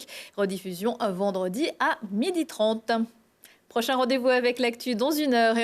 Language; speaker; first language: French; native; French